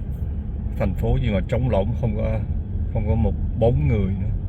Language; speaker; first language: Vietnamese; early bilingual, other home language; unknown